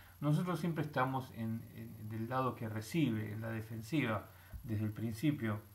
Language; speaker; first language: Spanish; early bilingual, heritage; Spanish